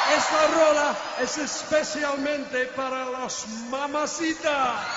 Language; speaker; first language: Spanish; non-native, learner; English